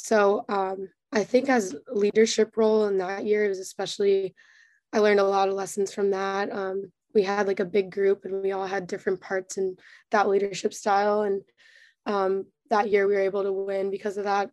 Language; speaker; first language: English; native; English